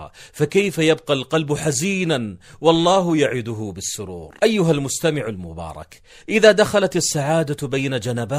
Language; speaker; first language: Arabic; native; Arabic